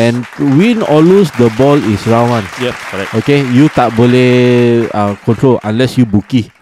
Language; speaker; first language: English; non-native, local second language; Malay